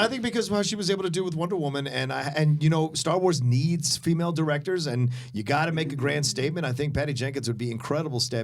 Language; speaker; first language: English; native; English